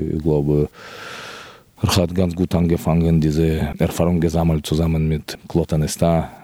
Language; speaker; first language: German; non-native, fluent; Russian